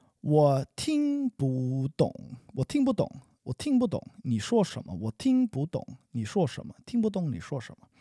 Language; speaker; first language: Chinese; non-native, learner; English